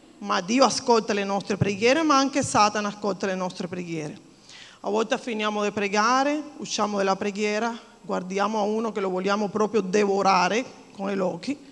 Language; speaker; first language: Italian; non-native, fluent; Spanish